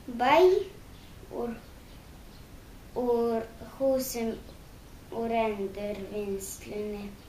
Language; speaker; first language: Icelandic; early bilingual, other home language; Russian